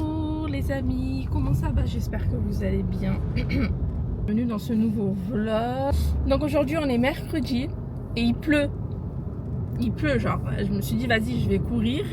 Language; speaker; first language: French; native; French